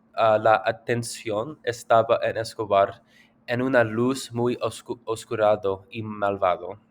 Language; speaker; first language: Spanish; non-native, learner; English